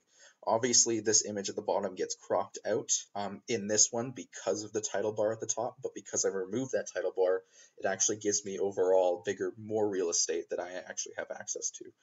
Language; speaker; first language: English; native; English